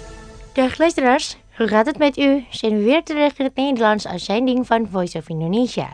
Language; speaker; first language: Dutch; non-native, fluent; Indonesian